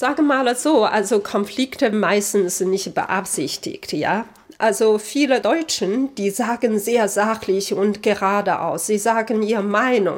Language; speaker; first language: German; non-native, fluent; Chinese